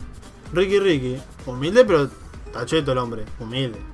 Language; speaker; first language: Spanish; native; Spanish